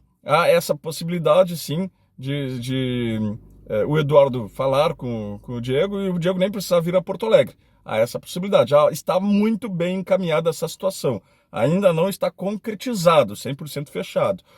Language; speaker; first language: Portuguese; native; Portuguese